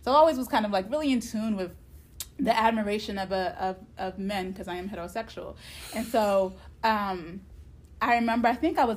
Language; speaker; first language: English; native; English